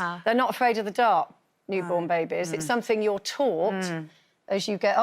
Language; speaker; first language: English; native; English